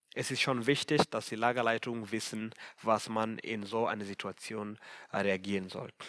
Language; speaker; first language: German; non-native, fluent; Swahili